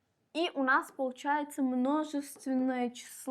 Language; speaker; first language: Russian; non-native, local second language; Uzbek